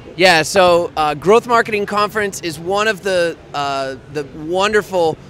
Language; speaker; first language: English; native; English